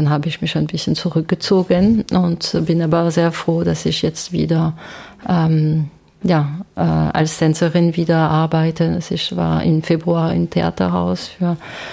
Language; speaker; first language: German; non-native, fluent; French